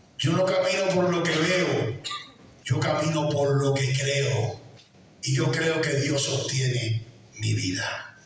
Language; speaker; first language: Spanish; native; Spanish